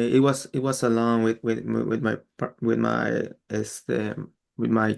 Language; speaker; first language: English; non-native, learner; Spanish